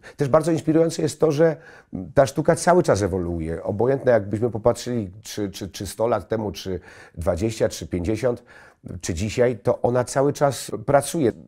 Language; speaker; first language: Polish; native; Polish